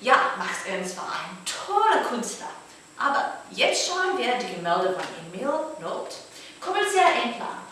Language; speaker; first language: German; non-native, learner; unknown